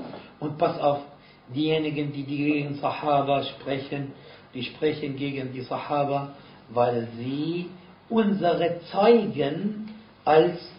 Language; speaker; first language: German; non-native, fluent; Arabic